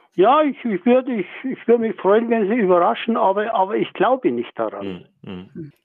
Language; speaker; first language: German; native; German